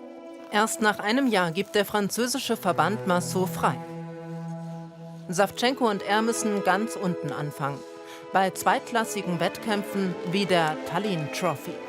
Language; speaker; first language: German; native; German